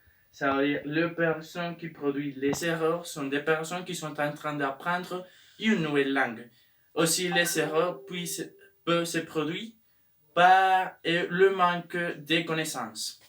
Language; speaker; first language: French; non-native, learner; Spanish